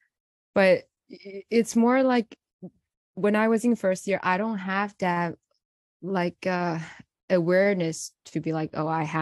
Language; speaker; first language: English; non-native, fluent; Chinese